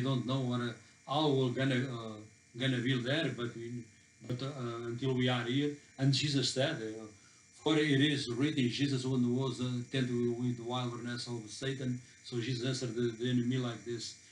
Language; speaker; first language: English; non-native, fluent; Portuguese